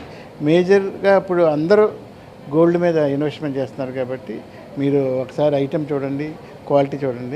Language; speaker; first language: Telugu; native; Telugu